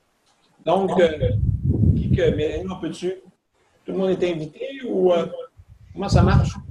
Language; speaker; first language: French; native; French